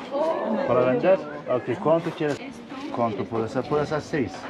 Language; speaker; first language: Spanish; non-native, learner; Turkish